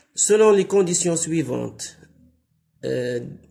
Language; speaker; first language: French; non-native, local second language; Arabic